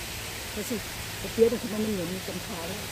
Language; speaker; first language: German; non-native, learner; Thai